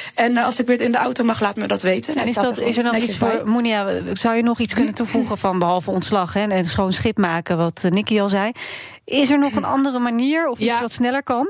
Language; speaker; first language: Dutch; native; Dutch